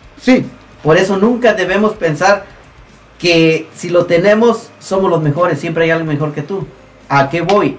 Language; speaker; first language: Spanish; native; Spanish